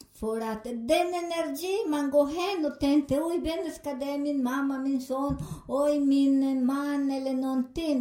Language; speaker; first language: Swedish; non-native, learner; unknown